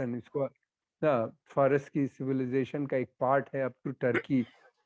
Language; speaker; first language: Hindi; native; Hindi